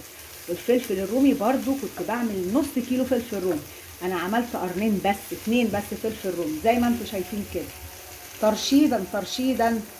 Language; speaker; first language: Arabic; native; Arabic